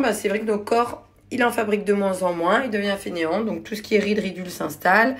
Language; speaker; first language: French; native; French